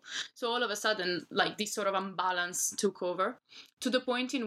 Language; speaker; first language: English; non-native, fluent; Italian